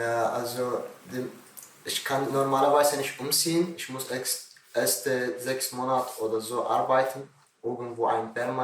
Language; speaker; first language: German; non-native, learner; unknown